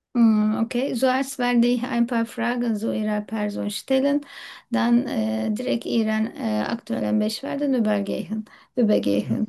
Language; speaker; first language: German; non-native, learner; Turkish